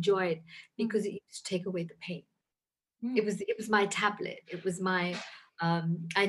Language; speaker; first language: English; native; English